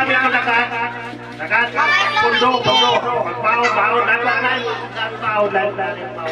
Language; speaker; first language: Filipino; non-native, local second language; Bikol